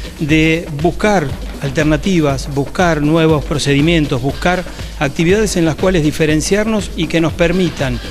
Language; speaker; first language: Spanish; native; Spanish